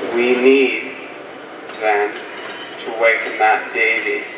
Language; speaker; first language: English; native; English